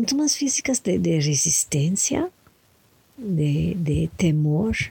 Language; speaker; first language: Spanish; non-native, learner; English